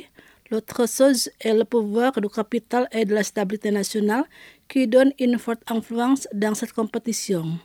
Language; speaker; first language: French; non-native, fluent; Indonesian